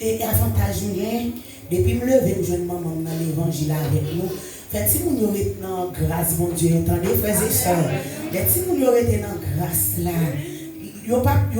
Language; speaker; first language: French; non-native, local second language; Haitian Creole